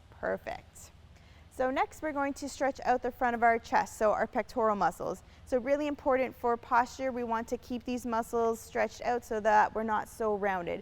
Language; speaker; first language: English; native; English